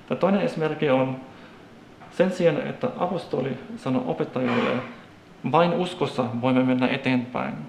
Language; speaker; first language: Finnish; non-native, fluent; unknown